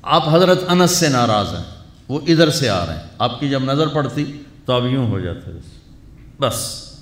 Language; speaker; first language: Urdu; non-native, local second language; Punjabi